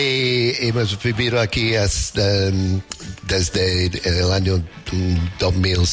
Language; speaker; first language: Spanish; non-native, fluent; English